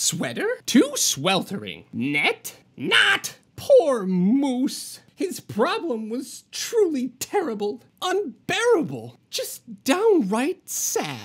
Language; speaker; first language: English; native; English